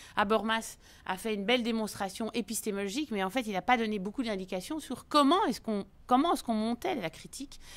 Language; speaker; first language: French; native; French